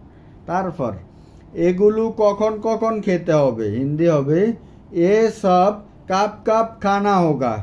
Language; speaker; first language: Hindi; non-native, fluent; Bangla